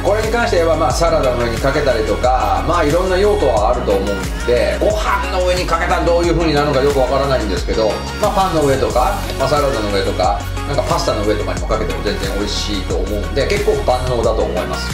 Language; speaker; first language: Japanese; native; Japanese